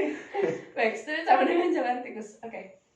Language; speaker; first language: Indonesian; native; Indonesian